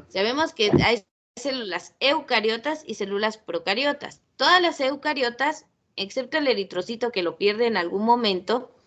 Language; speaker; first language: Spanish; native; Spanish